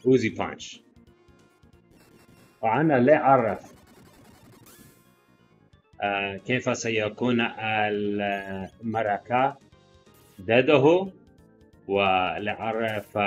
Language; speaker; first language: Arabic; non-native, learner; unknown